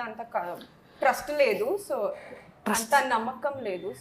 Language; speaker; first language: Telugu; non-native, fluent; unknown